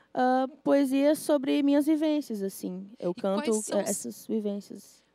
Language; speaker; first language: Portuguese; native; Portuguese